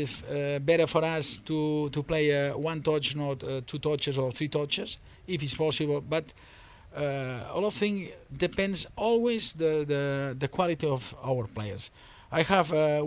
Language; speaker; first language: English; non-native, learner; Spanish